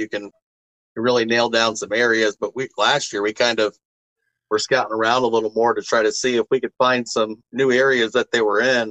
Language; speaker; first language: English; native; English